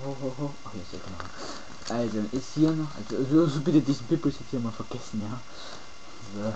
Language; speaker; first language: German; native; German